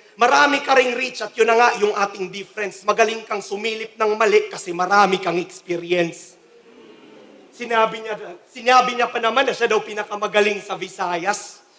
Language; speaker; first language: Filipino; non-native, local second language; Cebuano